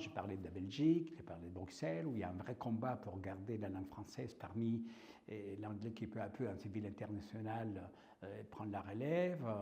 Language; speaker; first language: French; non-native, fluent; Spanish